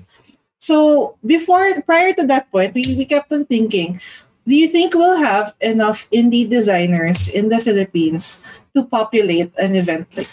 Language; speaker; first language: English; non-native, local second language; Filipino